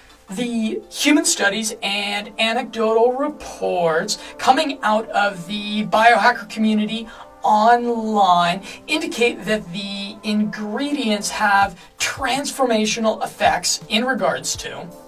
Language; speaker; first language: English; native; English